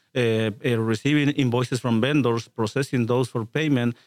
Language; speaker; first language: English; non-native, fluent; Spanish